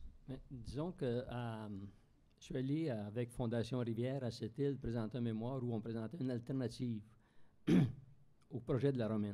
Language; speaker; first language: French; native; French